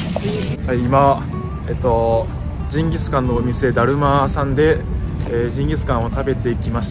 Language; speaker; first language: Japanese; native; Japanese